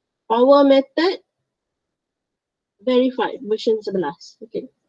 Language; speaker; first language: English; non-native, local second language; Malay